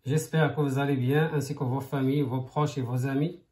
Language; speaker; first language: French; non-native, local second language; Arabic